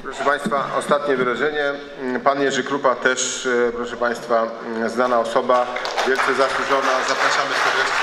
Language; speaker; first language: Polish; native; Polish